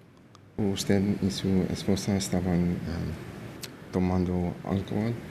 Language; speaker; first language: Spanish; early bilingual, heritage; English